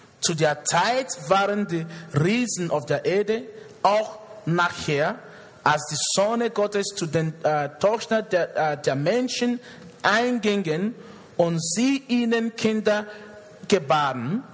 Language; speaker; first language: German; non-native, fluent; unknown